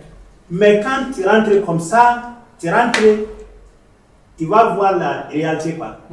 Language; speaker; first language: French; non-native, learner; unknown